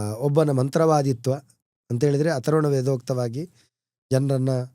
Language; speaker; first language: Kannada; non-native, local second language; Tulu